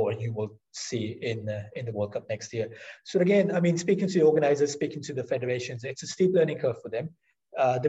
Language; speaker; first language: English; non-native, local second language; Urdu